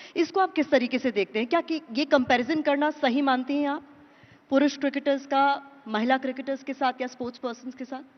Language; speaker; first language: Hindi; native; Hindi